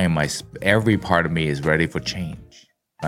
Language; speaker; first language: English; non-native, local second language; Cantonese